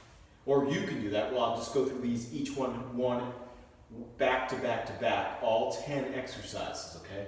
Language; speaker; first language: English; native; English